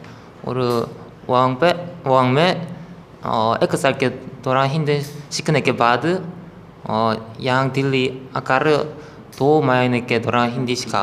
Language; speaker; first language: Hindi; non-native, learner; Korean